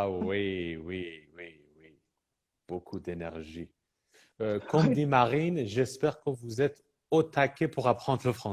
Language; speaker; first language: French; non-native, fluent; Persian